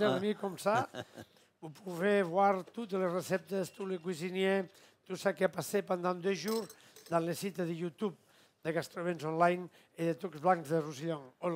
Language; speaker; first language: French; non-native, fluent; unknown